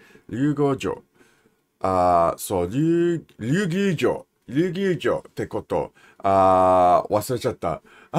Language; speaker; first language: Japanese; non-native, learner; English